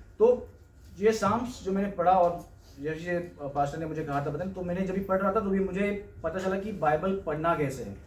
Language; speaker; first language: Hindi; non-native, local second language; Marathi